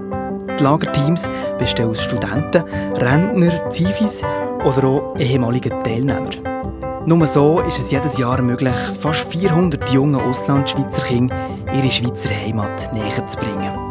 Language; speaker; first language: German; native; German